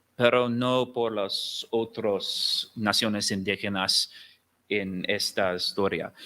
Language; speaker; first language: Spanish; non-native, learner; English